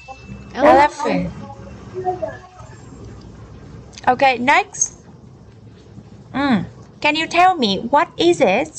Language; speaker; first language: English; non-native, learner; Vietnamese